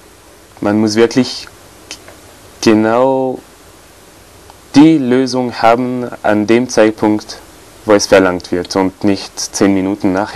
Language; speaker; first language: German; non-native, fluent; French